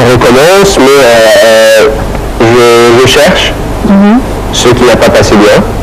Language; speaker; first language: French; non-native, fluent; Arabic